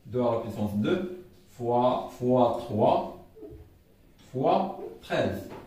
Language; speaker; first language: French; non-native, local second language; Arabic